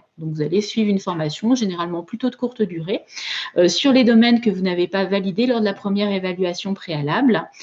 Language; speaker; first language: French; native; French